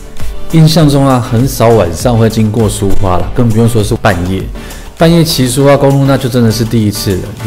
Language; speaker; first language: Chinese; native; Chinese